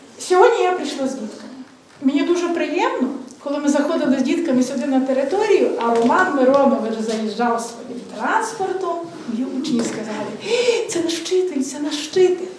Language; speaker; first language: Ukrainian; native; Ukrainian